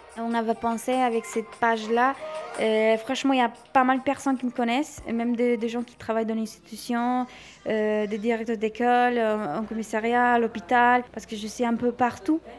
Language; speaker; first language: French; non-native, fluent; Albanian